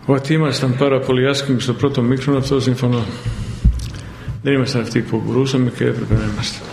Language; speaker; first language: Greek; non-native, fluent; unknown